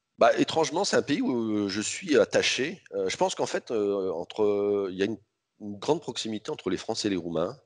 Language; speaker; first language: French; native; French